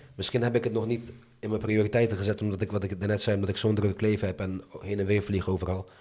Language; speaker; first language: Dutch; early bilingual, other home language; Azerbaijani